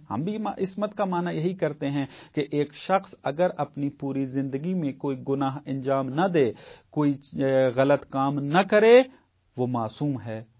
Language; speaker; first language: Urdu; native; Urdu